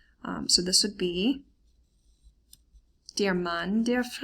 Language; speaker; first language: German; non-native, fluent; English